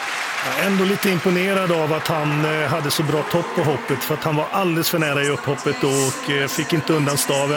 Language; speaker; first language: Swedish; native; Swedish